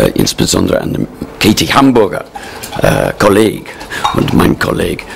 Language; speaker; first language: German; non-native, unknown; English